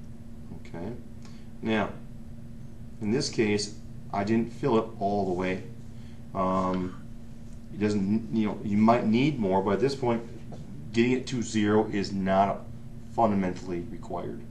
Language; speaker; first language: English; native; English